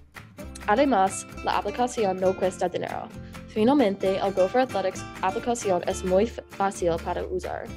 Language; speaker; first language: Spanish; non-native, learner; English